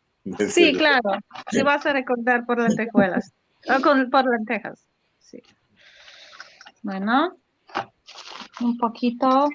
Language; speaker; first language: Spanish; non-native, learner; Polish